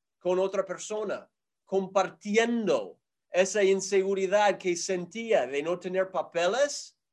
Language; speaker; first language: Spanish; non-native, fluent; English